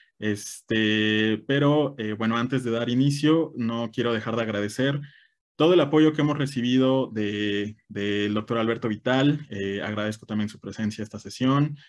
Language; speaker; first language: Spanish; native; Spanish